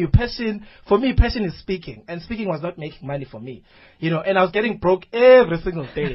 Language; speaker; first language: English; non-native, local second language; Zulu